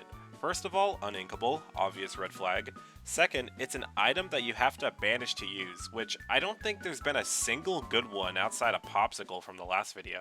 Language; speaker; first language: English; native; English